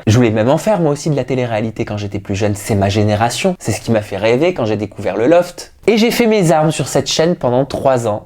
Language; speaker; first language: French; native; French